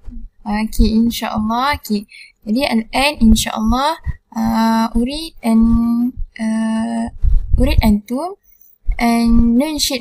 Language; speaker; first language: Arabic; non-native, learner; Malay